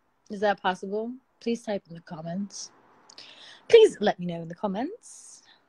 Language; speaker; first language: English; early bilingual, other home language; Spanish